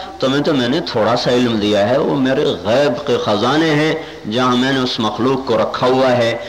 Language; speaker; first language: Urdu; non-native, local second language; Punjabi